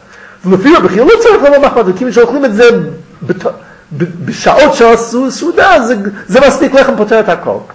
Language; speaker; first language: Hebrew; non-native, fluent; English